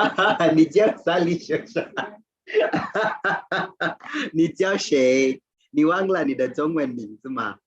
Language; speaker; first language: Chinese; non-native, fluent; Swahili